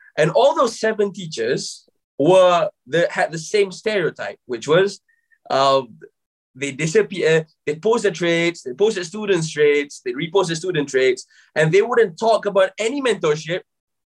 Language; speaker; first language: English; non-native, local second language; Malay